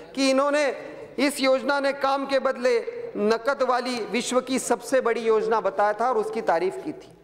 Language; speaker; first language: Hindi; non-native, local second language; Marathi